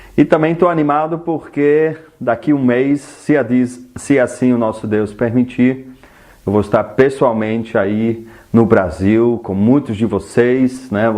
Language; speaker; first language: Portuguese; non-native, fluent; German